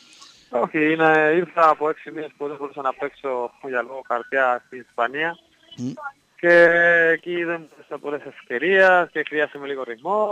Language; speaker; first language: Greek; non-native, learner; Spanish